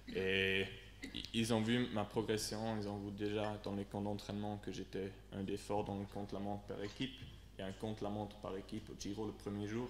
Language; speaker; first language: French; non-native, local second language; Swiss German